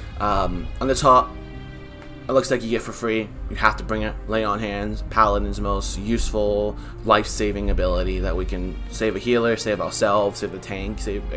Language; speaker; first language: English; native; English